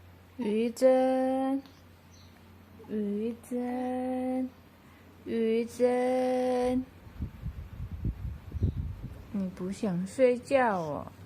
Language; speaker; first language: Chinese; non-native, fluent; Indonesian